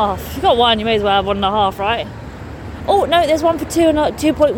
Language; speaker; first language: English; native; English